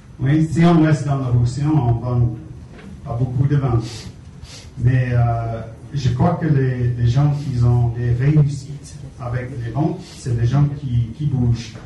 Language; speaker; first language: French; non-native, fluent; English